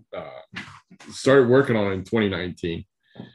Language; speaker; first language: English; early bilingual, other home language; Spanish